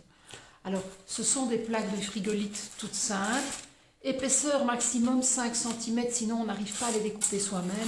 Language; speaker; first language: French; native; French